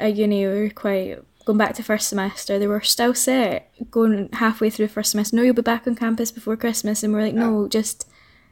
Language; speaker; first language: English; native; English